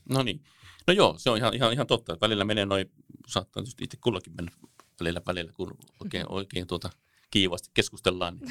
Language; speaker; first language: Finnish; native; Finnish